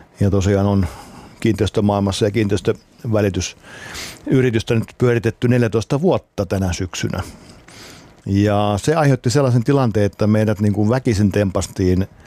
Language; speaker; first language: Finnish; native; Finnish